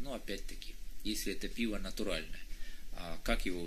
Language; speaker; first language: Russian; native; Russian